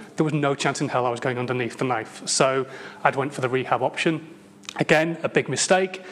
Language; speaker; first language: English; native; English